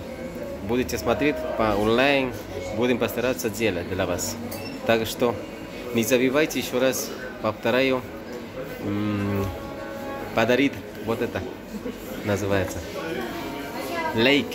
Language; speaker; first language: Russian; non-native, learner; Spanish